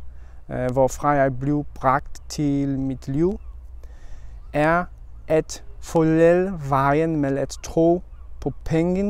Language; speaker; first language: Danish; non-native, learner; Polish